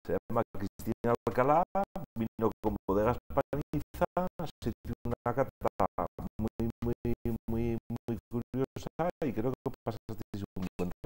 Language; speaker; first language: Spanish; native; Spanish